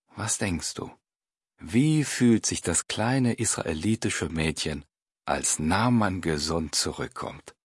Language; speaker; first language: German; native; German